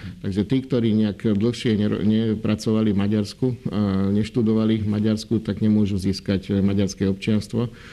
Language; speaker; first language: Slovak; non-native, local second language; Hungarian